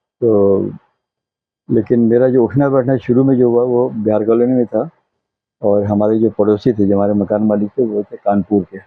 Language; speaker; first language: Urdu; non-native, local second language; Konkani